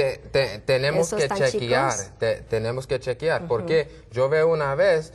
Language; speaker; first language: Spanish; non-native, learner; English